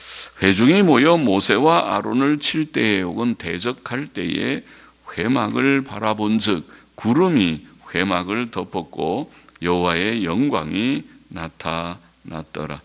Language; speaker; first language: Korean; native; Korean